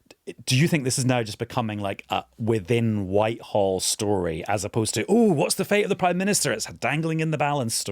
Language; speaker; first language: English; native; English